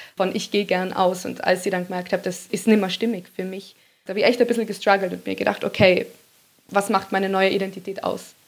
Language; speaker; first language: German; native; German